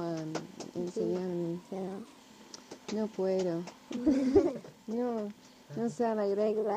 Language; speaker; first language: Spanish; non-native, learner; English